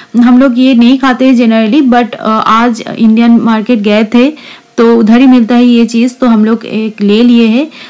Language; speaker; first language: Hindi; non-native, local second language; Bangla